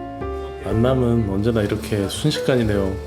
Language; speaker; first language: Korean; native; Korean